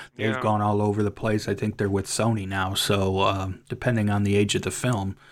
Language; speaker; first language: English; native; English